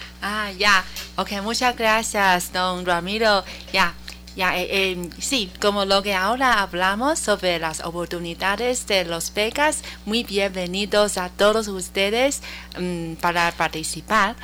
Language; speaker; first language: Spanish; non-native, learner; Chinese